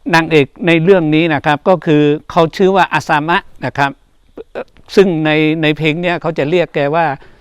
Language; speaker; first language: Thai; non-native, local second language; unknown